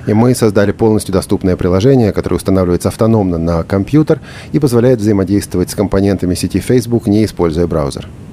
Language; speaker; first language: Russian; native; Russian